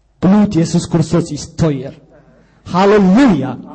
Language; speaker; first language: German; non-native, learner; Tigrinya